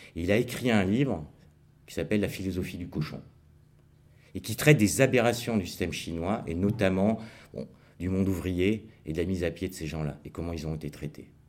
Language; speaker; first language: French; native; French